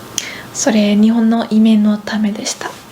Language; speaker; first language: Japanese; non-native, fluent; Dutch